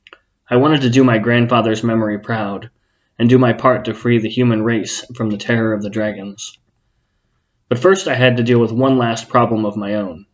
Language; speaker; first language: English; native; English